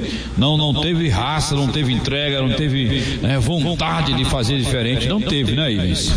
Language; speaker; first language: Portuguese; native; Portuguese